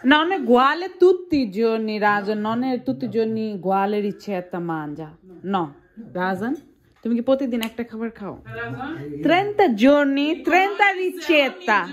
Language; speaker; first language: Italian; non-native, learner; Bangla